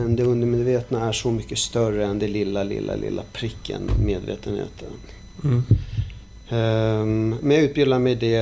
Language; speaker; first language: Swedish; early bilingual, other home language; Arabic